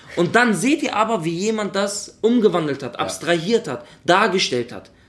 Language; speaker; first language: German; native; German